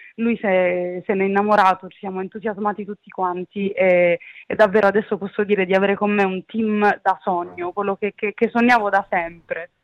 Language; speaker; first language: Italian; native; Italian